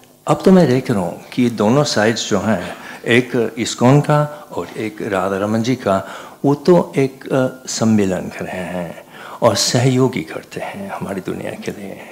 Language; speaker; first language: Hindi; non-native, fluent; English